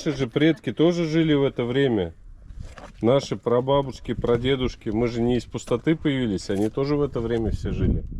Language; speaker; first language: Russian; native; Russian